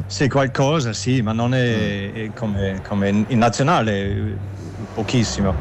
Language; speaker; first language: Italian; non-native, fluent; German